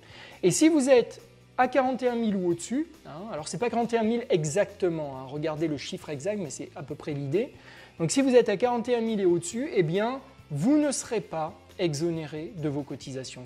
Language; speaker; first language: French; native; French